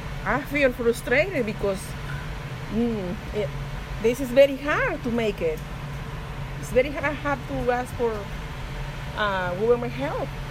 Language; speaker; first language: English; non-native, learner; Spanish